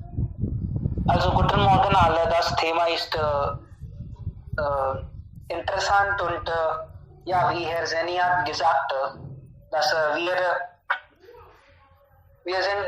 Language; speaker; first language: German; non-native, learner; Hindi